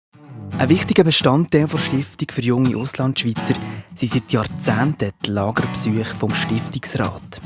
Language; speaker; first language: German; native; German